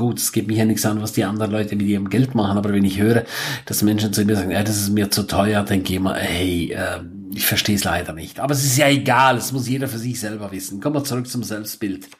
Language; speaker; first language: German; non-native, local second language; Romansh